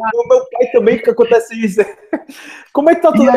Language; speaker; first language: Portuguese; native; Portuguese